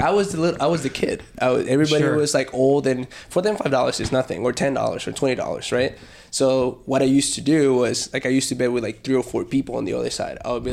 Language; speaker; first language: English; non-native, fluent; Spanish